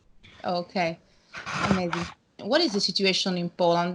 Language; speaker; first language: English; non-native, learner; Italian